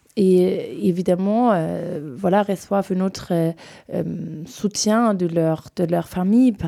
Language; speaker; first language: French; non-native, fluent; German